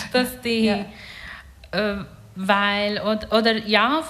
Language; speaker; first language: German; non-native, learner; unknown